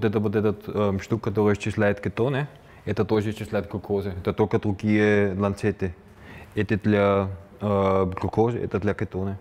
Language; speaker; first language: Russian; non-native, fluent; German